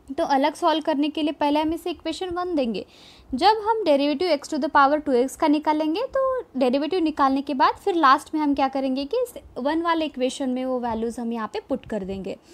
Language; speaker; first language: Hindi; non-native, local second language; Marathi